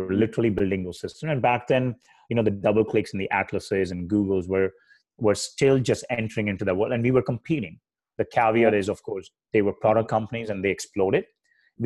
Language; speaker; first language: English; non-native, local second language; Hindi